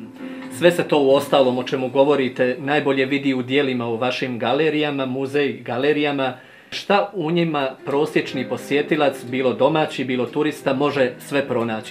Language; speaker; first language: Croatian; native; Croatian